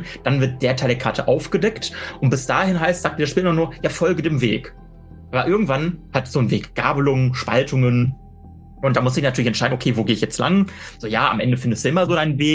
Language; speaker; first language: German; native; German